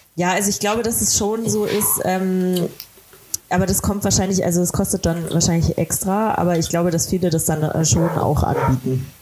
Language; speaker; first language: German; native; German